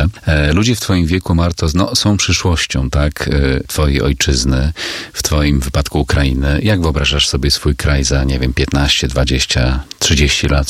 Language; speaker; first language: Polish; native; Polish